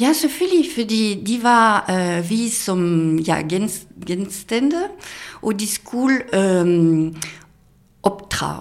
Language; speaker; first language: Danish; non-native, fluent; French